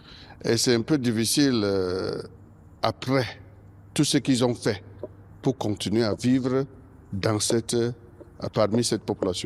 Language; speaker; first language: French; non-native, local second language; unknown